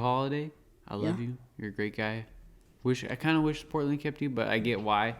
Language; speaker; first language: English; native; English